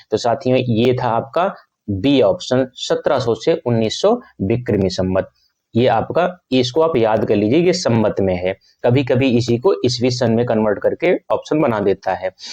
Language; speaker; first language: Hindi; native; Hindi